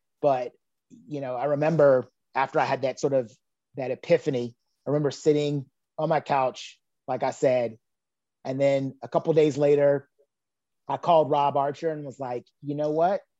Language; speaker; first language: English; native; English